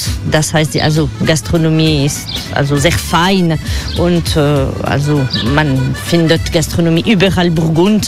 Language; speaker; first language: German; non-native, learner; French